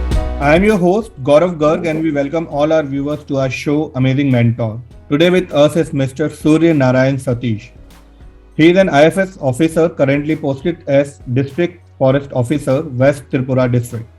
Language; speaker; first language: English; non-native, local second language; Hindi